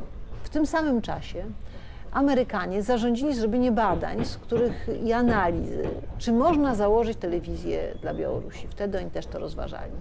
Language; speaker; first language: Polish; native; Polish